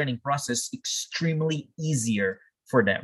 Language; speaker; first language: English; non-native, fluent; Portuguese